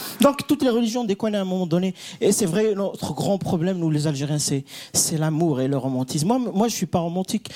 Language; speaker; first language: French; non-native, local second language; Kabyle